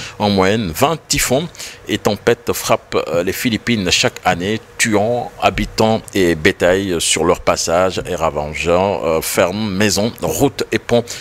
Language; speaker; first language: French; non-native, local second language; Wolof